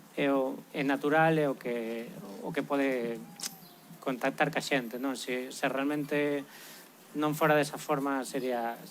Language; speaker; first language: Galician; non-native, local second language; Spanish